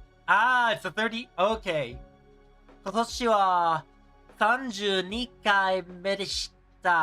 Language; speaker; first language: Japanese; non-native, learner; English